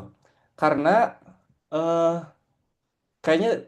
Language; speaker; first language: Indonesian; native; Indonesian